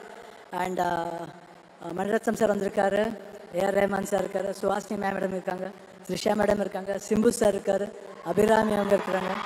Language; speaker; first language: Tamil; non-native, fluent; Kannada